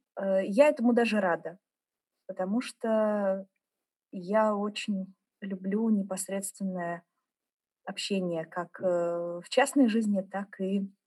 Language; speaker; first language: Russian; early bilingual, heritage; German